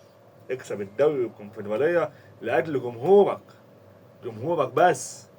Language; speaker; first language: Arabic; native; Arabic